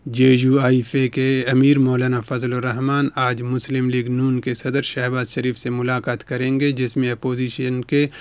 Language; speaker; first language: Urdu; non-native, local second language; Baluchi